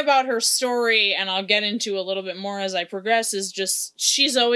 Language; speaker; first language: English; native; English